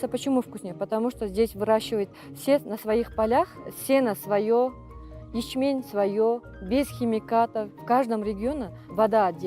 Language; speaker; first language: Russian; non-native, local second language; Kyrgyz